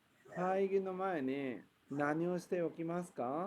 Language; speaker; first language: Japanese; non-native, fluent; Bangla